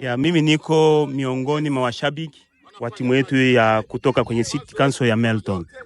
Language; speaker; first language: Swahili; native; Swahili